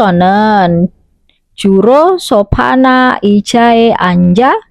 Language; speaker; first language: Korean; non-native, learner; Indonesian